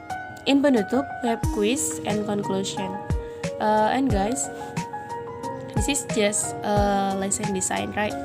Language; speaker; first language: English; non-native, learner; Indonesian